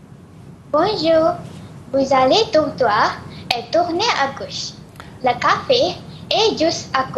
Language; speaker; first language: French; non-native, learner; Malay